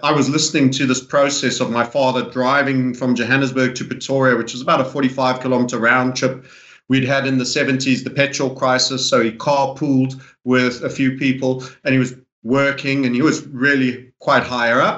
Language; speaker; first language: English; native; English